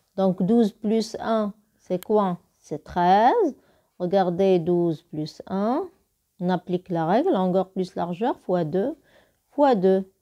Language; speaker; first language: French; non-native, local second language; Arabic